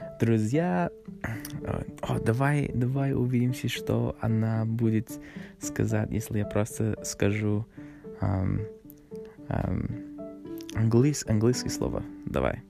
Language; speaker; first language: Russian; non-native, learner; English